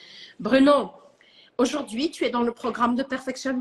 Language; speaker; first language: French; non-native, fluent; Portuguese